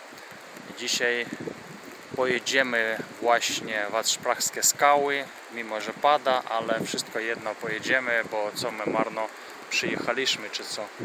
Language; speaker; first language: Polish; non-native, fluent; Russian